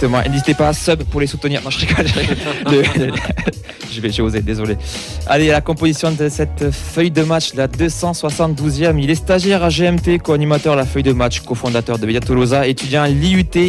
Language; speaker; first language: French; native; French